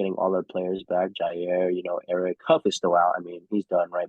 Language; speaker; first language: English; native; English